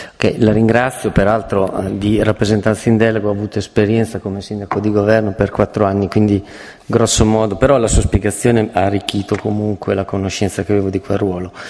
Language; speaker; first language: Italian; native; Italian